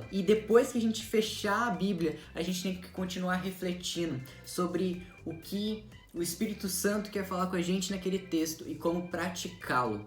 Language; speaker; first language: Portuguese; native; Portuguese